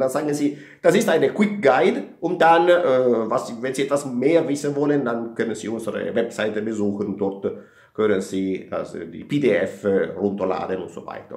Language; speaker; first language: German; non-native, fluent; Italian